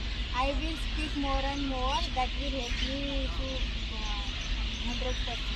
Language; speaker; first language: English; non-native, learner; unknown